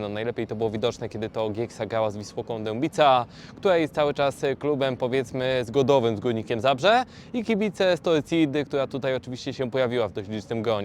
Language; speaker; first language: Polish; native; Polish